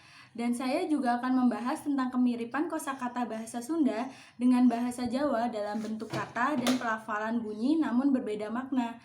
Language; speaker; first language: Indonesian; non-native, local second language; Javanese